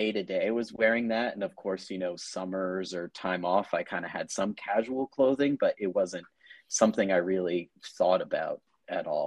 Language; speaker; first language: English; native; English